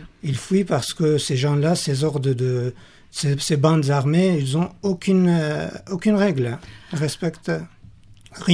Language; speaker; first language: French; non-native, fluent; Kurdish